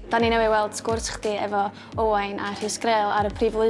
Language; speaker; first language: Welsh; native; Welsh